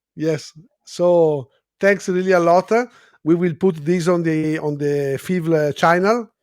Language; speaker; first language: English; non-native, fluent; Italian